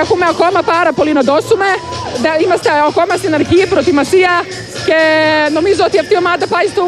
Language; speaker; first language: Greek; non-native, fluent; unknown